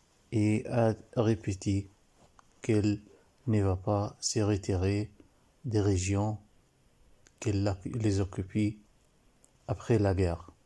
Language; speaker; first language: French; non-native, learner; Arabic